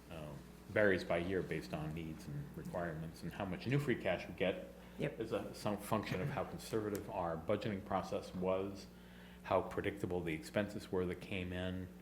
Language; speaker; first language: English; native; English